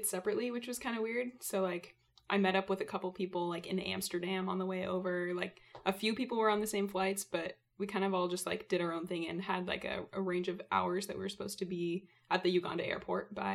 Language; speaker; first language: English; native; English